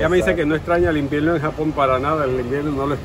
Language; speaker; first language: Spanish; native; Spanish